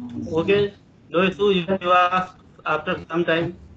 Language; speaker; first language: English; non-native, learner; Hindi